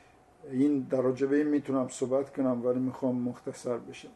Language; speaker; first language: Persian; non-native, fluent; Italian